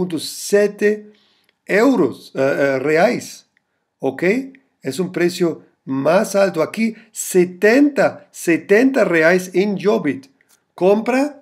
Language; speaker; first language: Spanish; non-native, fluent; German